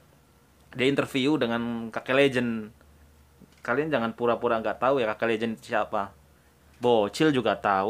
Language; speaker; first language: Indonesian; native; Indonesian